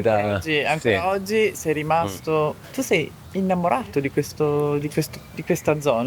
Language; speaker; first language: Italian; native; Italian